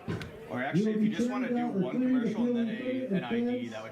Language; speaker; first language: English; native; English